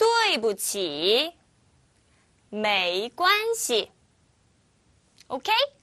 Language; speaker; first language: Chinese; non-native, fluent; Korean